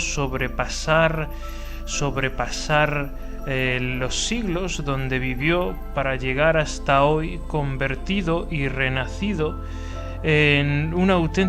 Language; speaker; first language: Spanish; native; Spanish